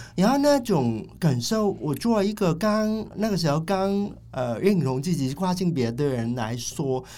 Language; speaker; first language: Chinese; non-native, fluent; Cantonese